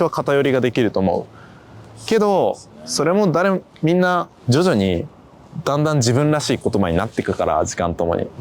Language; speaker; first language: Japanese; native; Japanese